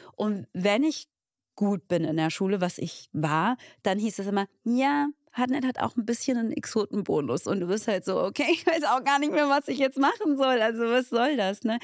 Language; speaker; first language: German; early bilingual, other home language; Tigrinya